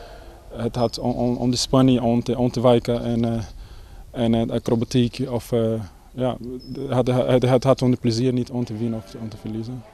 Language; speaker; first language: Dutch; non-native, fluent; Portuguese